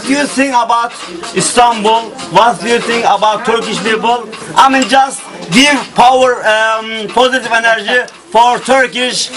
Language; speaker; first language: English; non-native, learner; Turkish